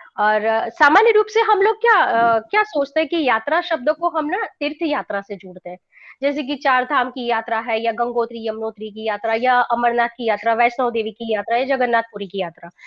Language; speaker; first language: Hindi; non-native, local second language; Gujarati